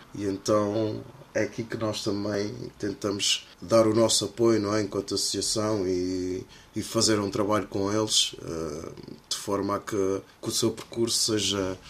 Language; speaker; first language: Portuguese; native; Portuguese